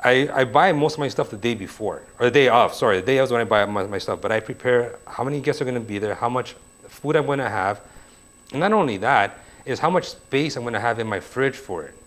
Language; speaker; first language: English; native; English